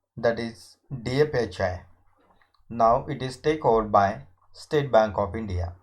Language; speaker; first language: English; non-native, local second language; Marathi